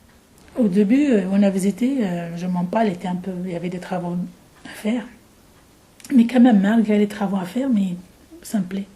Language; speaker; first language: French; non-native, fluent; Arabic